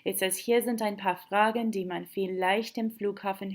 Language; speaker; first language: German; non-native, fluent; English